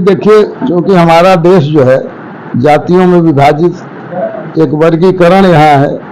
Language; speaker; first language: Hindi; native; Hindi